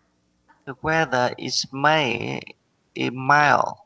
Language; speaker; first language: English; non-native, learner; Vietnamese